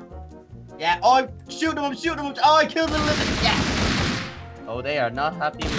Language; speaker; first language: English; native; English